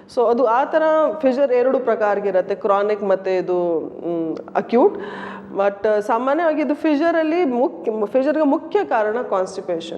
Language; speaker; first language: Kannada; non-native, learner; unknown